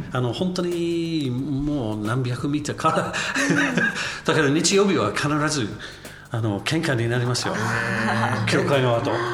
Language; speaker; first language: Japanese; non-native, learner; English